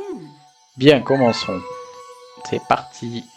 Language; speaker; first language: French; native; French